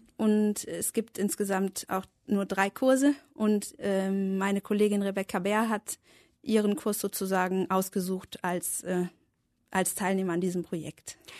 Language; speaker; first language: German; native; German